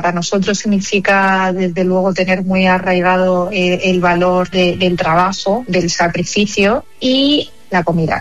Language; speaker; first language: Spanish; native; Spanish